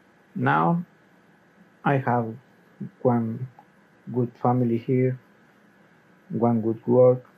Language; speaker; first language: English; non-native, learner; Spanish